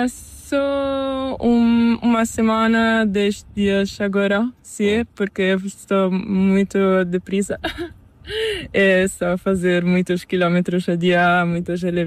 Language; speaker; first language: Portuguese; non-native, learner; Italian